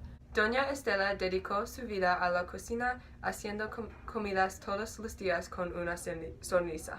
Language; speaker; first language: Spanish; non-native, learner; English